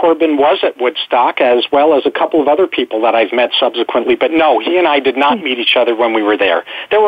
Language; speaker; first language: English; native; English